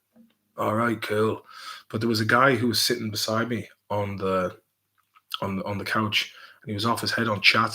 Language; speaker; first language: English; native; English